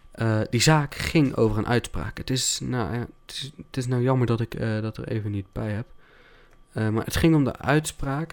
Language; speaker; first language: Dutch; native; Dutch